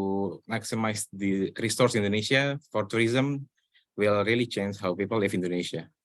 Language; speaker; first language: English; non-native, learner; Indonesian